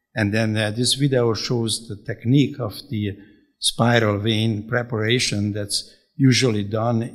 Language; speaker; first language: English; non-native, fluent; Hungarian